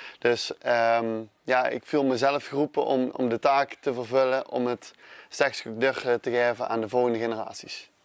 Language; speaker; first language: Dutch; native; Dutch